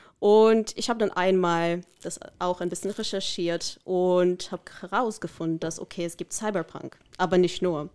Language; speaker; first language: German; non-native, fluent; Korean